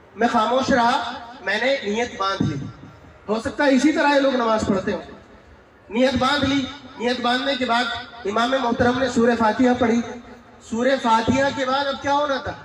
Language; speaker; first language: Urdu; native; Urdu